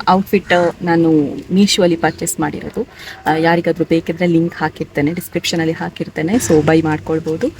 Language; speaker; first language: Kannada; native; Kannada